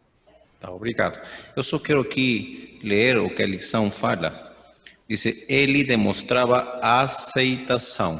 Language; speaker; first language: Portuguese; non-native, fluent; Spanish